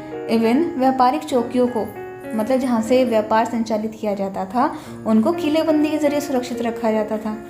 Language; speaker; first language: Hindi; native; Hindi